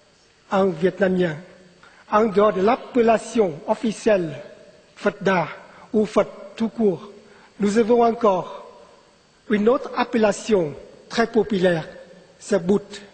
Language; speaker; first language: French; non-native, fluent; Vietnamese